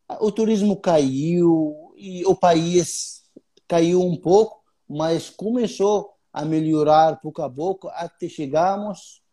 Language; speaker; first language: Portuguese; non-native, fluent; Arabic